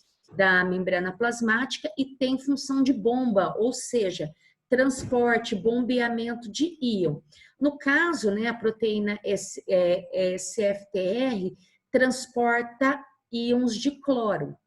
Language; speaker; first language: Portuguese; native; Portuguese